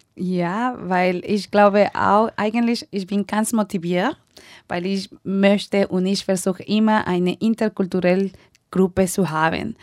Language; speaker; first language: German; non-native, learner; Spanish